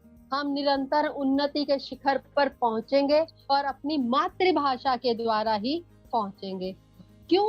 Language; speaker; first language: Hindi; native; Hindi